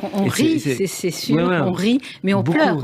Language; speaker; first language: French; native; French